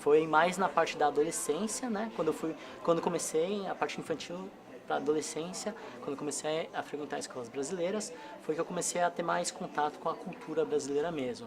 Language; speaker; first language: Portuguese; early bilingual, other home language; Korean